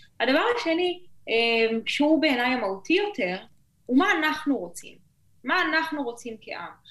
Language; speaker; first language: Hebrew; native; Hebrew